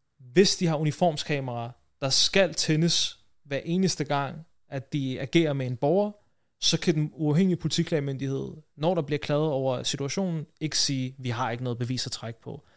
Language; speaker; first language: Danish; early bilingual, other home language; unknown